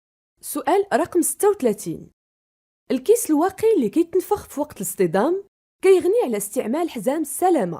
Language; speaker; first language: Arabic; native; Arabic